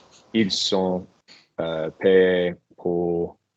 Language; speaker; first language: French; non-native, learner; English